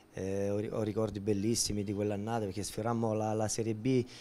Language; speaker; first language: Italian; native; Italian